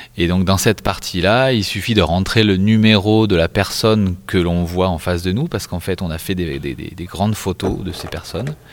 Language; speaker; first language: French; native; French